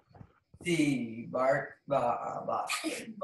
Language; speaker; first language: Spanish; non-native, learner; English